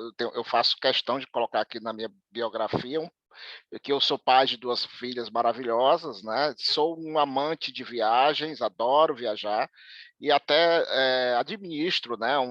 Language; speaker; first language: Portuguese; native; Portuguese